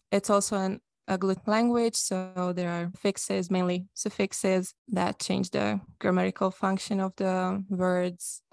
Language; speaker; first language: English; non-native, fluent; Hungarian